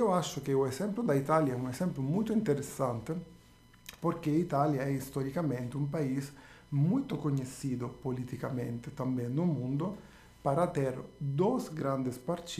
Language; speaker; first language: Portuguese; non-native, fluent; Italian